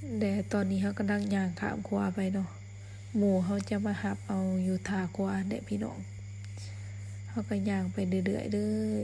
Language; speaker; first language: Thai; non-native, local second language; Northeastern Thai